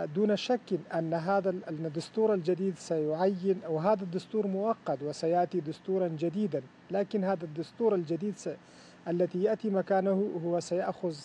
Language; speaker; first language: Arabic; non-native, fluent; Persian